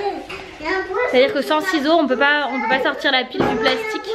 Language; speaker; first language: French; native; French